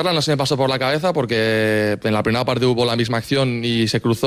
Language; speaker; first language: Spanish; native; Spanish